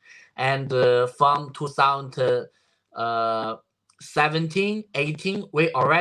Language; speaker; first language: English; non-native, learner; Chinese